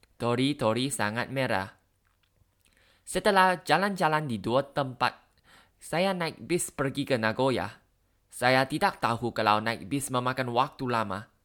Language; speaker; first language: Indonesian; non-native, learner; Thai